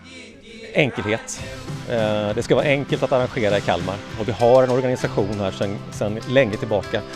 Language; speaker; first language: Swedish; native; Swedish